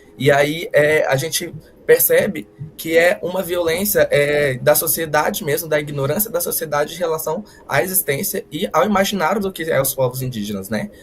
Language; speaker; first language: Portuguese; native; Portuguese